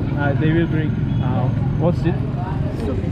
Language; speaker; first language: English; non-native, learner; Turkish